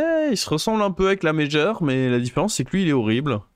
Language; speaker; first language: French; native; French